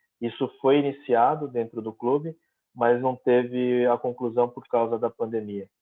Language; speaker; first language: Portuguese; native; Portuguese